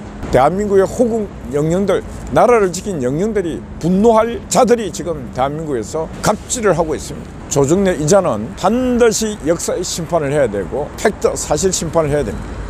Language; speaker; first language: Korean; native; Korean